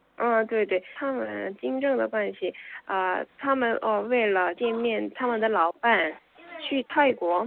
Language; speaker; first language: Chinese; non-native, learner; Korean